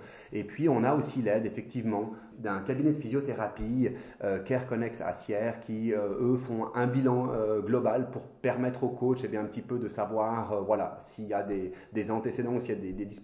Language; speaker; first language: French; native; French